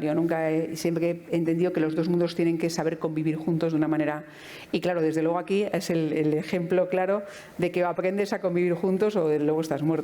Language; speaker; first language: Spanish; native; Spanish